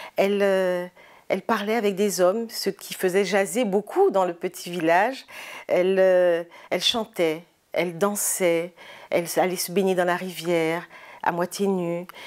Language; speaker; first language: French; native; French